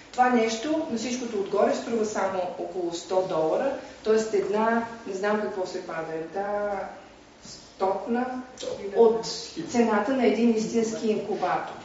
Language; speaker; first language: Bulgarian; native; Bulgarian